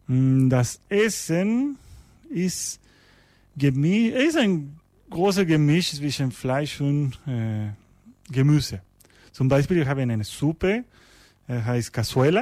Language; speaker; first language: German; non-native, learner; Spanish